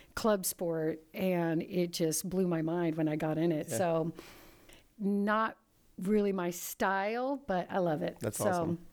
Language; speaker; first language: English; early bilingual, other home language; Italian